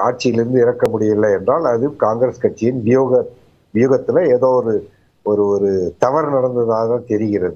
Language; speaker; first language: Tamil; native; Tamil